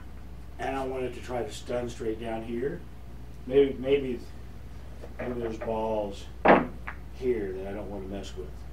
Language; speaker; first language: English; native; English